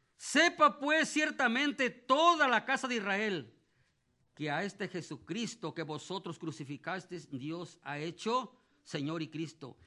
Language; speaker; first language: Spanish; native; Spanish